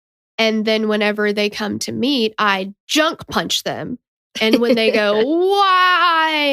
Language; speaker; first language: English; native; English